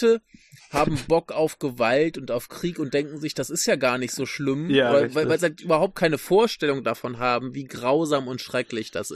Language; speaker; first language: German; native; German